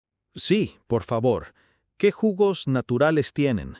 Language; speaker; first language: Spanish; non-native, fluent; English